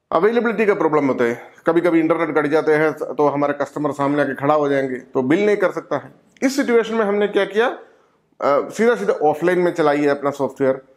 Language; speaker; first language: Hindi; non-native, local second language; Malayalam